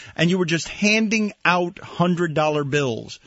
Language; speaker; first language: English; early bilingual, other home language; Spanish